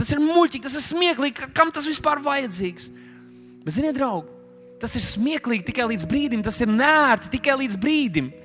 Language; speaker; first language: Latvian; native; Latvian